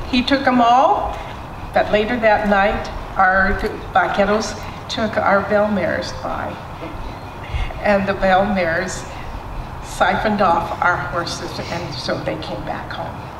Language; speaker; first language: English; native; English